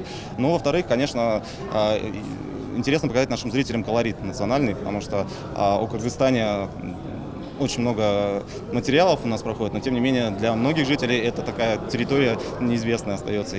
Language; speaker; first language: Russian; native; Russian